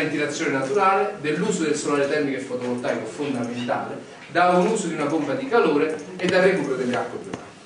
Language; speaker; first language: Italian; native; Italian